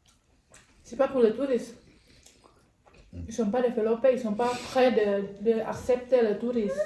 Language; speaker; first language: French; non-native, learner; Indonesian